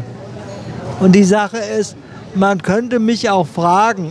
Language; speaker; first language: German; native; German